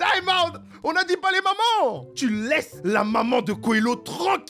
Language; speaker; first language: French; native; French